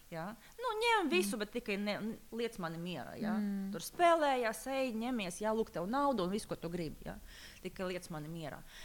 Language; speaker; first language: Latvian; non-native, local second language; Russian